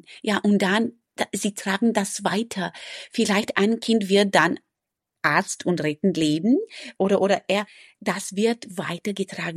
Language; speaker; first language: German; non-native, fluent; Romanian